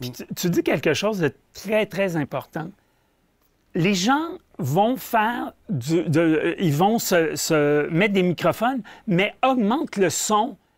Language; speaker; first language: French; native; French